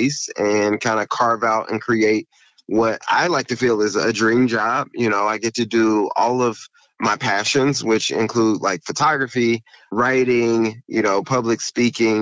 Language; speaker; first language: English; native; English